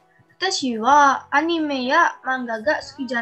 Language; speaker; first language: Japanese; non-native, learner; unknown